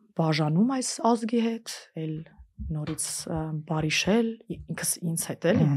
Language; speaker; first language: Armenian; early bilingual, heritage; Armenian